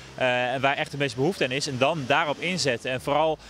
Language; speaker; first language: Dutch; native; Dutch